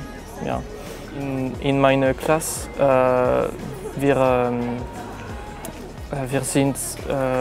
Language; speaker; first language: German; non-native, learner; French